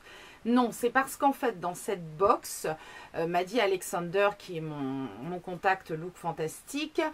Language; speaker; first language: French; native; French